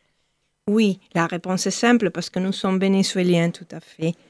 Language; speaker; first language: French; non-native, fluent; Spanish